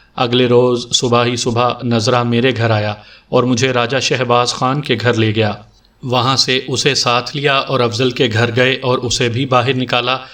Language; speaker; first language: Urdu; native; Urdu